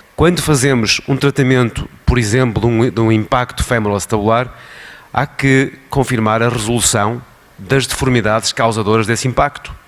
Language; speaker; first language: Portuguese; native; Portuguese